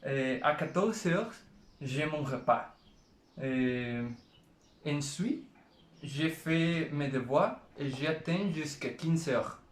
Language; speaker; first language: French; non-native, learner; Spanish